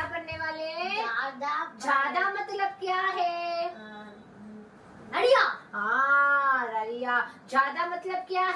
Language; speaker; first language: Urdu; non-native, local second language; Tamil